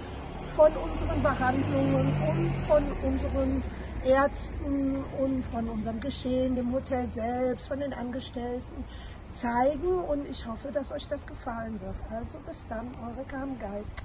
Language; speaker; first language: German; native; German